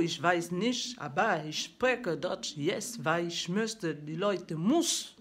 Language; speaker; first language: German; non-native, learner; French